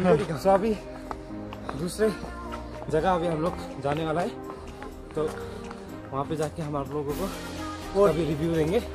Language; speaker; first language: Hindi; non-native, local second language; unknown